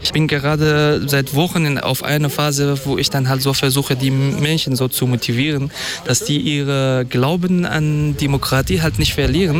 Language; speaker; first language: German; non-native, fluent; Kurdish